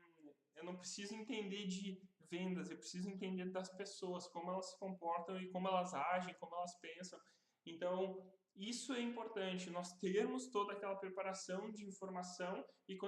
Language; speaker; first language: Portuguese; native; Portuguese